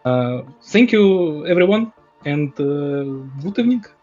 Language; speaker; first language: English; non-native, learner; Russian